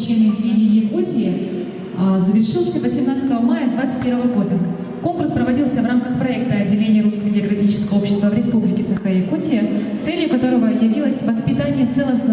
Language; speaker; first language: Russian; native; Russian